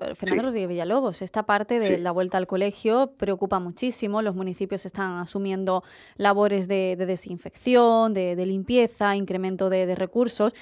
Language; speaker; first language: Spanish; native; Spanish